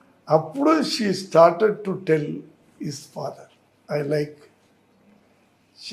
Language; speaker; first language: Telugu; non-native, learner; Tamil